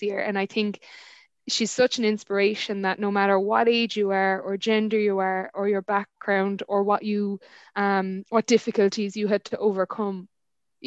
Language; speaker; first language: English; native; English